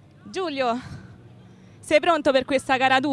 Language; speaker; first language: Italian; native; Italian